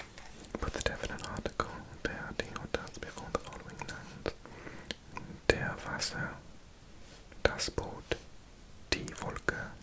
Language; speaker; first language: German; non-native, learner; English